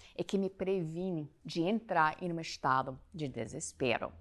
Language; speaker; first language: Portuguese; non-native, fluent; English